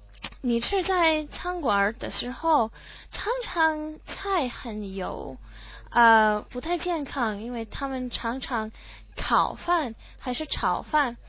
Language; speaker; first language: Chinese; non-native, learner; English